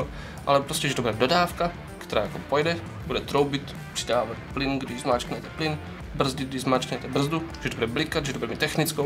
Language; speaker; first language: Czech; native; Czech